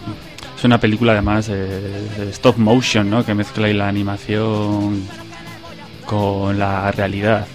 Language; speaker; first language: Spanish; native; Spanish